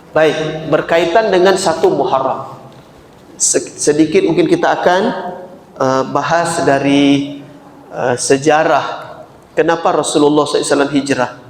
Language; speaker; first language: Malay; native; Malay